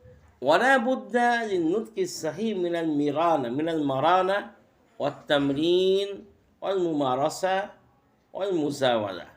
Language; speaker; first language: Arabic; non-native, fluent; Bangla